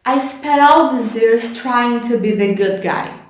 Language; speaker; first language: English; non-native, fluent; Portuguese